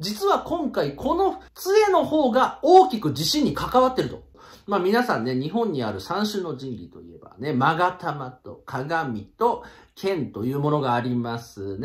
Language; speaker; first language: Japanese; native; Japanese